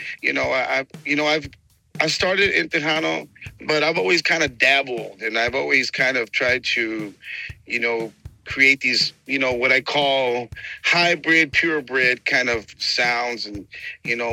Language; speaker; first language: English; early bilingual, other home language; Spanish